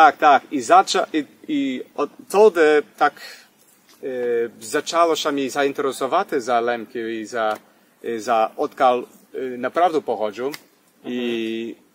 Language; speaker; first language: Ukrainian; early bilingual, heritage; English